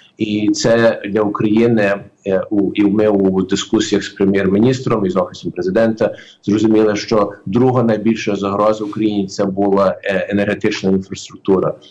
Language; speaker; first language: Ukrainian; early bilingual, heritage; Ukrainian